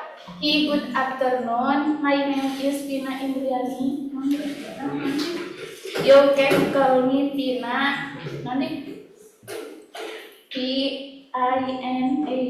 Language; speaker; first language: English; non-native, learner; Indonesian